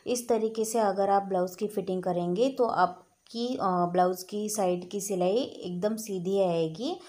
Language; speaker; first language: Hindi; native; Hindi